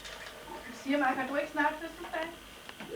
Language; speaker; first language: Danish; native; Danish